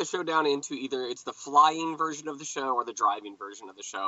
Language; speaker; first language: English; native; English